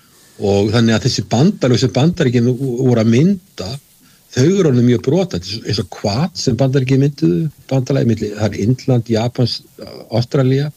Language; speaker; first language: Icelandic; native; Icelandic